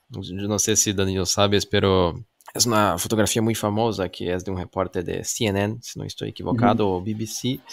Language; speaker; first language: Spanish; non-native, fluent; Portuguese